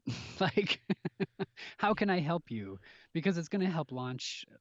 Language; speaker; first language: English; native; English